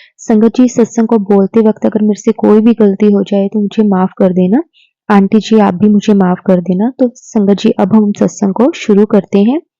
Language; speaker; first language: Hindi; native; Hindi